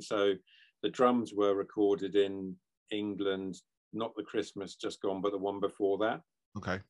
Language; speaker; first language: English; native; English